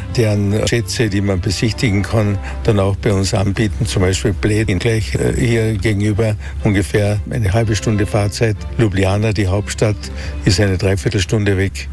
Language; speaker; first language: German; native; German